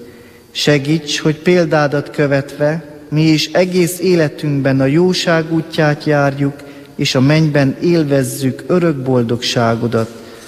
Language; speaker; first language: Hungarian; native; Hungarian